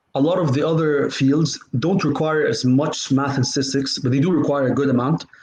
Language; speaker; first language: English; non-native, fluent; Arabic